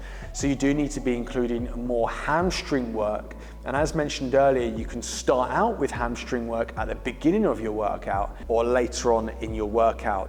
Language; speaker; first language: English; native; English